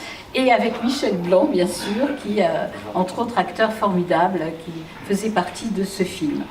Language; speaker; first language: French; native; French